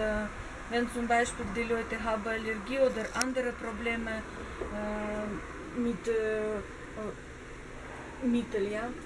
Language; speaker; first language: German; non-native, learner; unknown